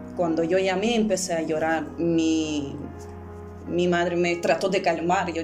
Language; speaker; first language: Spanish; early bilingual, other home language; Russian